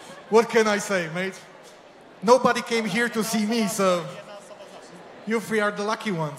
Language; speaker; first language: English; non-native, fluent; Polish